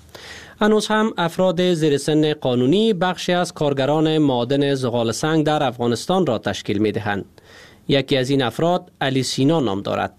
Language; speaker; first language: Persian; native; Persian